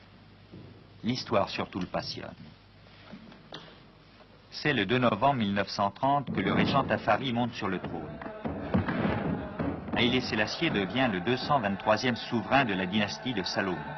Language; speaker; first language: French; native; French